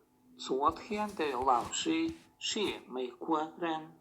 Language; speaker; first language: Chinese; non-native, learner; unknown